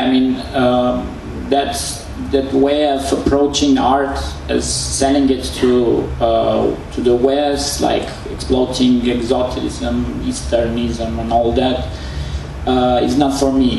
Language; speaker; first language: English; non-native, fluent; Romanian